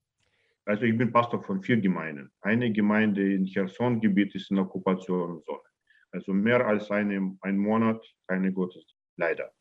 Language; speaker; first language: German; non-native, learner; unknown